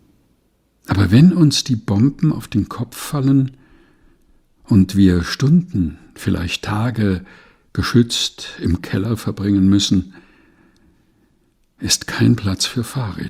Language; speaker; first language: German; non-native, fluent; Portuguese